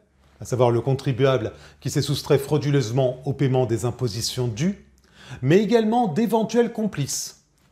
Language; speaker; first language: French; native; French